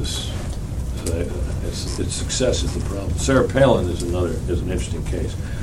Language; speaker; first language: English; native; English